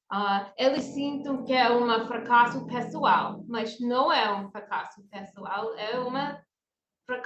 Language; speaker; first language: Portuguese; non-native, fluent; English